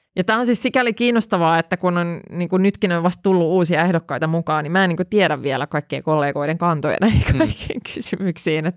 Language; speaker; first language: Finnish; non-native, local second language; Swedish